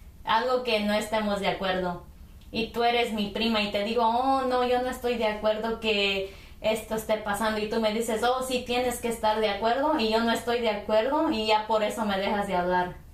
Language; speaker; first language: Spanish; early bilingual, heritage; Spanish